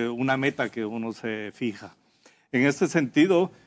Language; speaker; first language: Spanish; native; Spanish